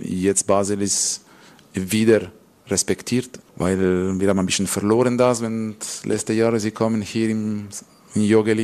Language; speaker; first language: German; non-native, learner; French